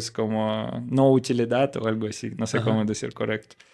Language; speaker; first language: Spanish; non-native, learner; Russian